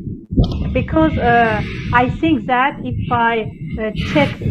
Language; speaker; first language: English; non-native, fluent; Azerbaijani